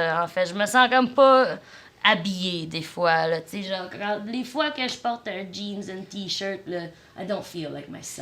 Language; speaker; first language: French; native; French